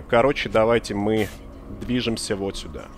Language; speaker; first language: Russian; native; Russian